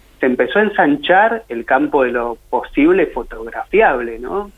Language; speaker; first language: Spanish; native; Spanish